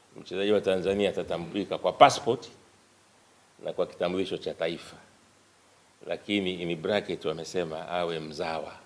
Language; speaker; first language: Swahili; native; Swahili